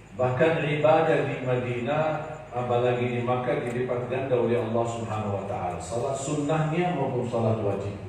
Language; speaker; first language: Indonesian; non-native, fluent; Arabic